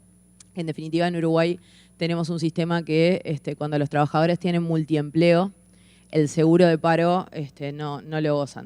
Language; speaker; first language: Spanish; native; Spanish